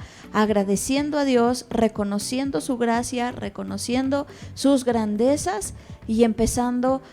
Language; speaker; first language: Spanish; native; Spanish